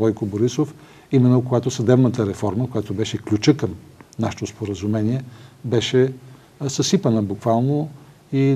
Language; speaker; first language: Bulgarian; native; Bulgarian